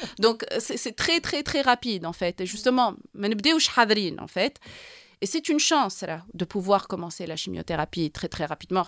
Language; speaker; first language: French; non-native, local second language; Arabic